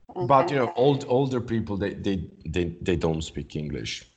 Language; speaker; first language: English; non-native, fluent; Italian